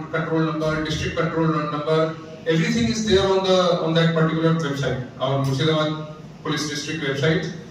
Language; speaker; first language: Hindi; native; Hindi